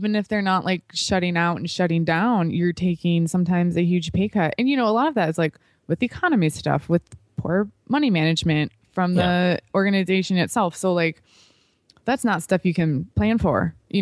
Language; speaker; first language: English; native; English